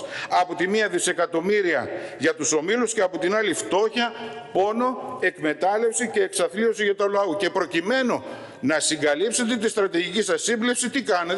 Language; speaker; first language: Greek; native; Greek